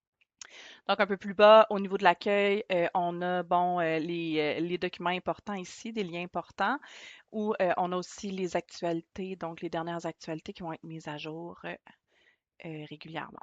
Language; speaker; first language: French; native; French